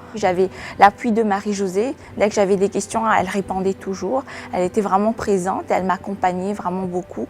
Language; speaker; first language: French; non-native, local second language; Malagasy